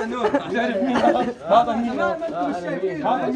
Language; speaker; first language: Arabic; native; Arabic